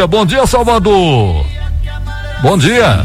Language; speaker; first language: Portuguese; native; Portuguese